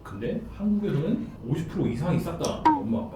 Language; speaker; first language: Korean; native; Korean